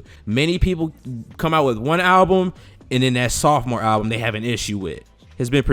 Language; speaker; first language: English; native; English